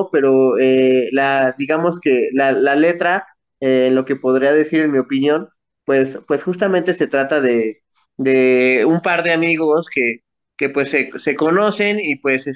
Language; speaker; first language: Spanish; native; Spanish